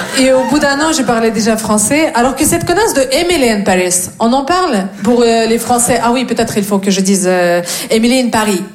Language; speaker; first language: French; non-native, fluent; Russian